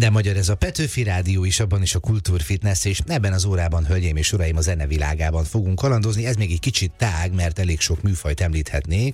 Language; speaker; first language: Hungarian; native; Hungarian